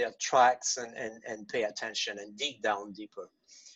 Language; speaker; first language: English; non-native, fluent; French